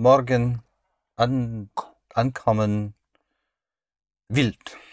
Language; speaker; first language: German; non-native, learner; English